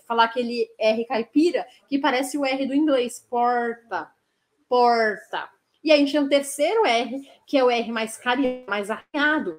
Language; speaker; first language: Portuguese; native; Portuguese